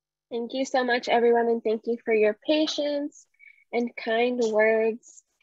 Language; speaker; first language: English; early bilingual, other home language; Spanish